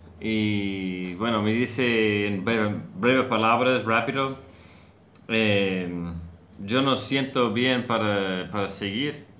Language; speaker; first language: Spanish; non-native, learner; English